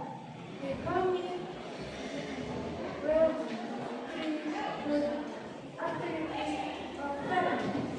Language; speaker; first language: English; non-native, learner; Indonesian